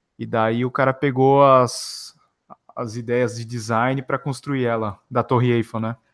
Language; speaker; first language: Portuguese; native; Portuguese